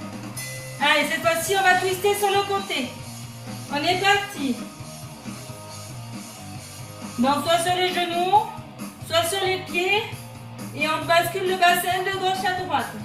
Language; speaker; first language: French; native; French